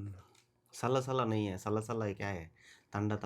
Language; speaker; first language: Hindi; non-native, local second language; Telugu